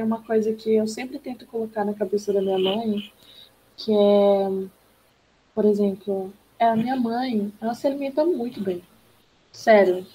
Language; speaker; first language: Portuguese; native; Portuguese